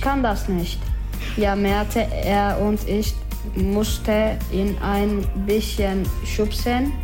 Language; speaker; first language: German; non-native, learner; Turkish